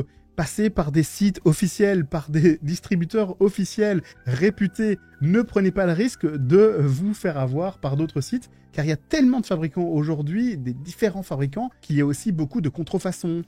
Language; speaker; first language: French; native; French